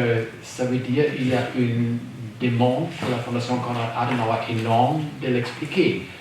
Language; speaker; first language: French; non-native, fluent; German